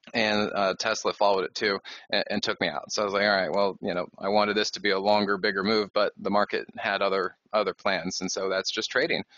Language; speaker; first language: English; native; English